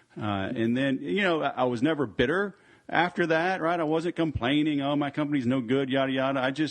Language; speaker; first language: English; native; English